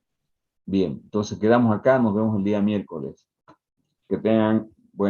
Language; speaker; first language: Spanish; native; Spanish